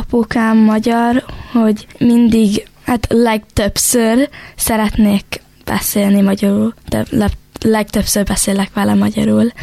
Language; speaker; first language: Hungarian; early bilingual, heritage; Hungarian